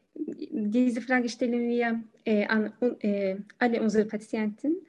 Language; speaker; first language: German; non-native, learner; Turkish